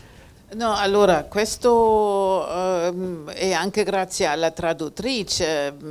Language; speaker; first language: Italian; non-native, fluent; German